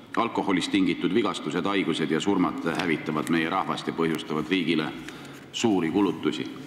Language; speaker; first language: Estonian; native; Estonian